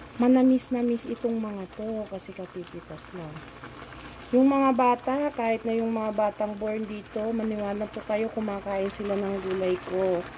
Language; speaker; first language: Filipino; non-native, local second language; Iloko